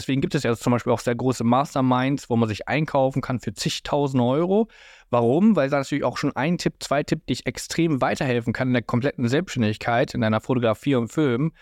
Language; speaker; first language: German; native; German